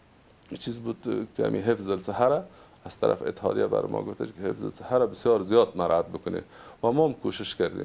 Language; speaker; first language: Persian; native; Persian